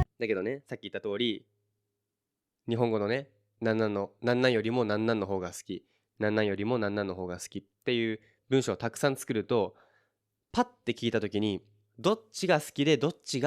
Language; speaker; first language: Japanese; native; Japanese